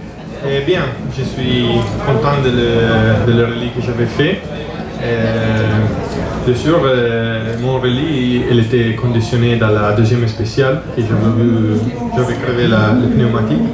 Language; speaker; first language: French; non-native, learner; Italian